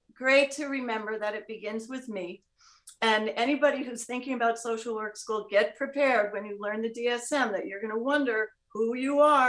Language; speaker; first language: English; native; English